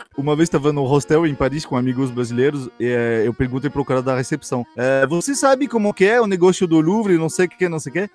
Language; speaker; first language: Portuguese; non-native, fluent; French